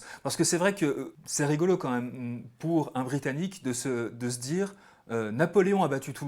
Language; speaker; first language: French; native; French